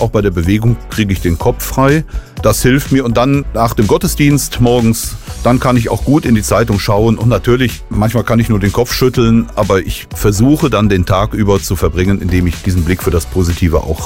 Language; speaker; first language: German; native; German